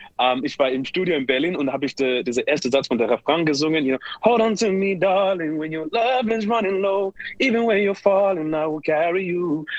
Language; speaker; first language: German; non-native, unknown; English